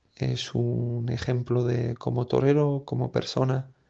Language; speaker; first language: Spanish; non-native, fluent; French